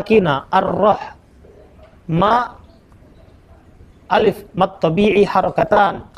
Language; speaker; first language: Arabic; non-native, fluent; Indonesian